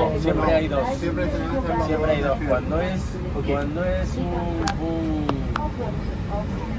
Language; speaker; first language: Spanish; native; Spanish